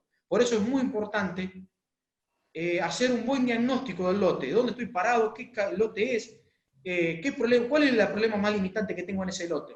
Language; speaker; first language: Spanish; native; Spanish